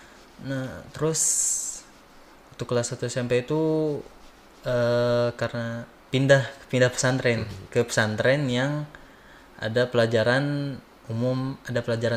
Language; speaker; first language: Indonesian; native; Indonesian